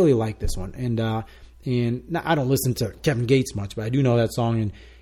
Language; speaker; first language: English; non-native, fluent; Spanish